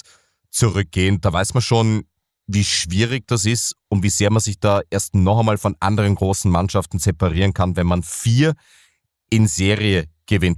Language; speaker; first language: German; native; German